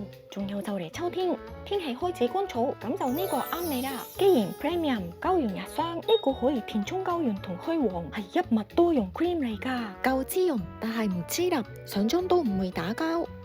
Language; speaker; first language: Cantonese; non-native, fluent; Japanese